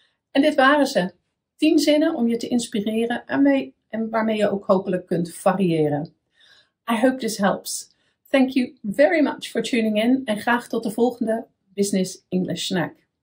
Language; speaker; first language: Dutch; native; Dutch